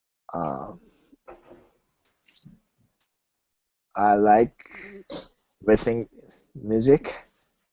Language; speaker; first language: English; non-native, learner; Japanese